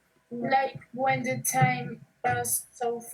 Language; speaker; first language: English; non-native, learner; Spanish